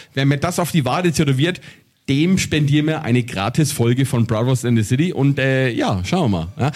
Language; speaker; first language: German; native; German